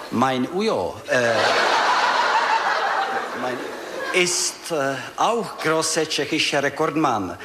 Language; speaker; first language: German; non-native, learner; Czech